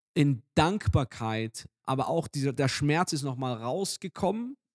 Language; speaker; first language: German; native; German